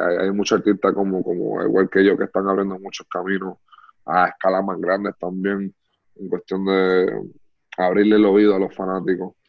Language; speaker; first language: Spanish; early bilingual, heritage; Spanish